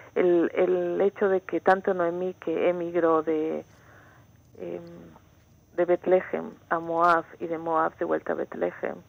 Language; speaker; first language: Spanish; native; Spanish